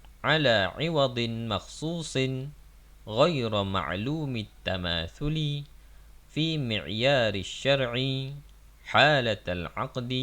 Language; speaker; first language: Arabic; non-native, fluent; Malay